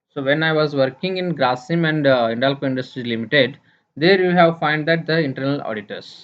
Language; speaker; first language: English; non-native, local second language; Kannada